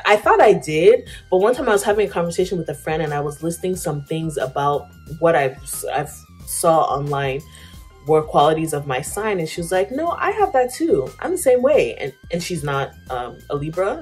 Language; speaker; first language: English; native; English